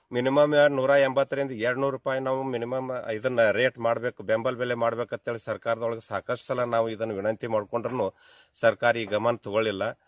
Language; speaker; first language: Kannada; native; Kannada